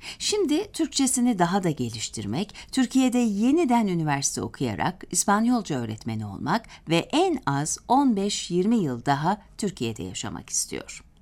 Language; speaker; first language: Turkish; native; Turkish